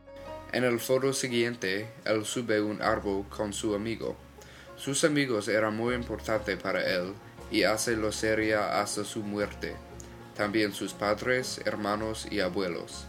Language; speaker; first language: Spanish; non-native, learner; English